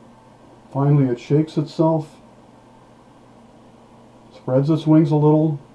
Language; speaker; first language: English; native; English